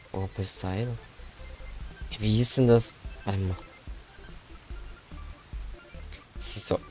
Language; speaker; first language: German; native; German